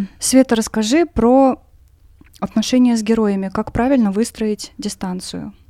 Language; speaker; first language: Russian; native; Russian